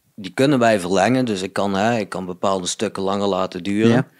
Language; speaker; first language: Dutch; native; Dutch